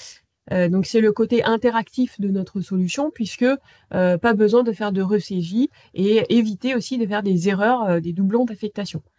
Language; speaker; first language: French; native; French